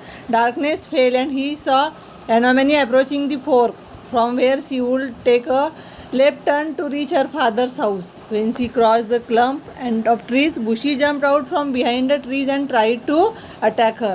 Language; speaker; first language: English; non-native, local second language; Marathi